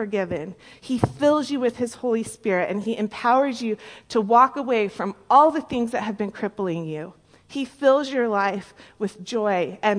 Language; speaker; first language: English; native; English